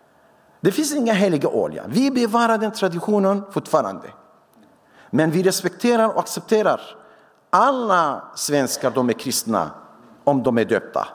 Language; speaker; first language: Swedish; non-native, fluent; Syriac